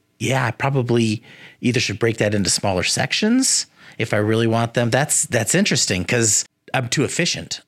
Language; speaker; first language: English; native; English